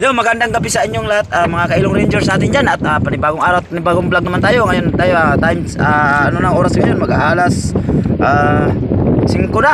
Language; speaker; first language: Filipino; non-native, local second language; Cebuano